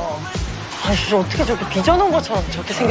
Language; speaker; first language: Korean; native; Korean